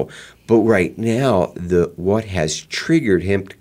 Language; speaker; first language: English; native; English